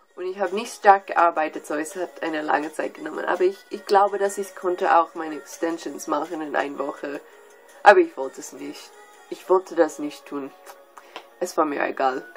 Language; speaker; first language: German; non-native, learner; English